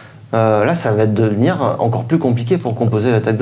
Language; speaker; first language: French; native; French